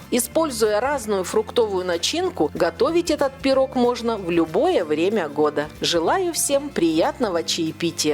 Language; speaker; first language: Russian; native; Russian